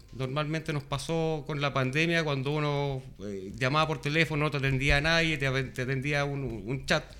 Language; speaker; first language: Spanish; native; Spanish